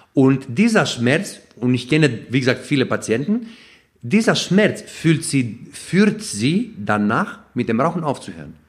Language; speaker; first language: German; non-native, fluent; Greek